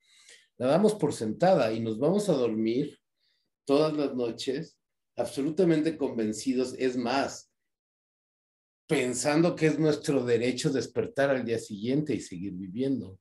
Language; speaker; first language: Spanish; native; Spanish